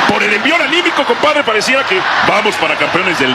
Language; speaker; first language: Spanish; native; Spanish